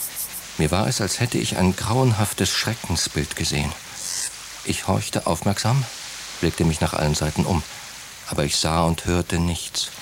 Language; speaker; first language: German; native; German